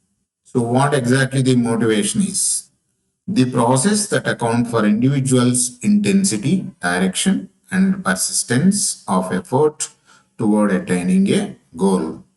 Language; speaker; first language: English; non-native, local second language; Telugu